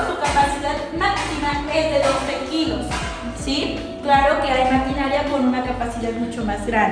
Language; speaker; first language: Spanish; native; Spanish